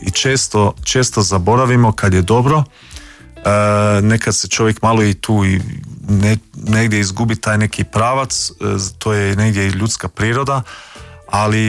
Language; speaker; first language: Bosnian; early bilingual, heritage; Croatian